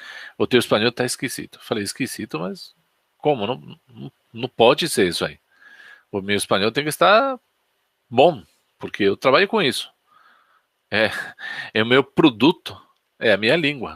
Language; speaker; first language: Portuguese; non-native, fluent; Spanish